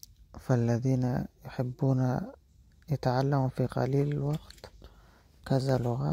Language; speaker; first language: Arabic; non-native, fluent; Pashto